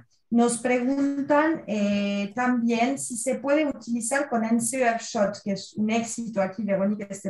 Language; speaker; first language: Spanish; native; Spanish